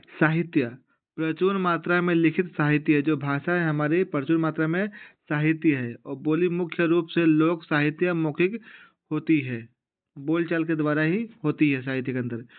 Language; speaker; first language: Hindi; native; Hindi